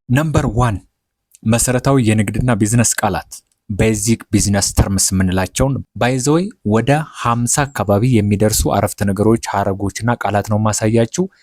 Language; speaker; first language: Amharic; non-native, local second language; Oromo